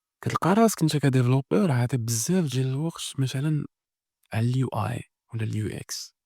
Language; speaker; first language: Arabic; native; Arabic